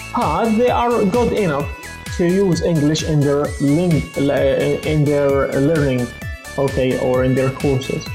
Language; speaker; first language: English; non-native, fluent; Arabic